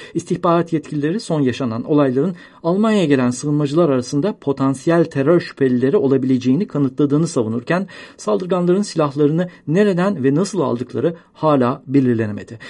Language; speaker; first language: Turkish; native; Turkish